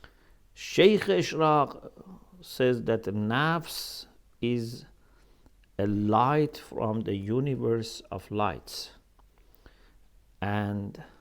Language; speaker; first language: English; non-native, fluent; Persian